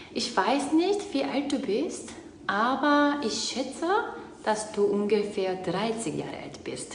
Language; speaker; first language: German; non-native, fluent; Korean